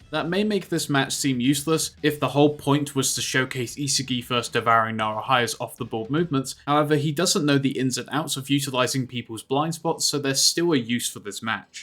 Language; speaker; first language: English; native; English